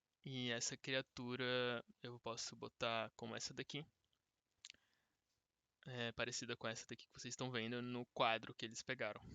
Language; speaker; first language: Portuguese; native; Portuguese